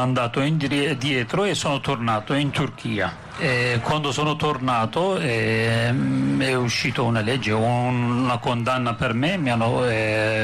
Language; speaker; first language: Italian; non-native, fluent; Turkish